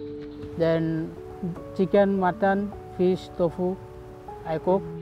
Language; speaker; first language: English; non-native, learner; Bangla